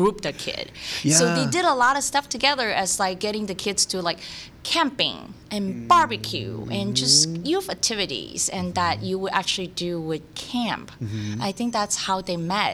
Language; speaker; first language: English; early bilingual, other home language; Cantonese